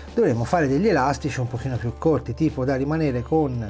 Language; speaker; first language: Italian; native; Italian